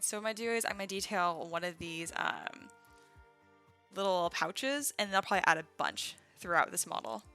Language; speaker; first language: English; native; English